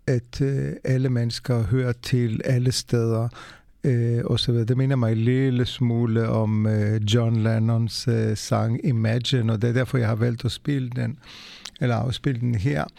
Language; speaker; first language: Danish; non-native, fluent; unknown